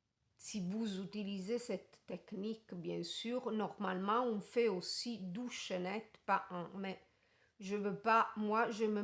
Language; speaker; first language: French; non-native, fluent; Italian